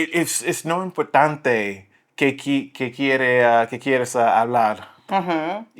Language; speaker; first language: Spanish; non-native, learner; English